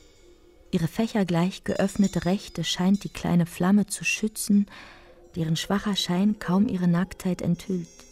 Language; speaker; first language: German; native; German